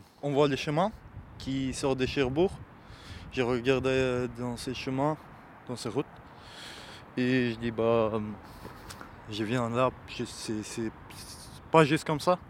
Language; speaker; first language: French; non-native, learner; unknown